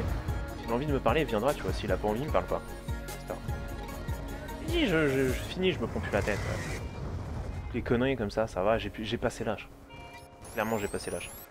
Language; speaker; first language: French; native; French